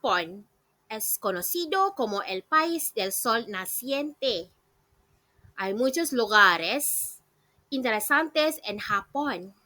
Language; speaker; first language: Spanish; non-native, learner; Malay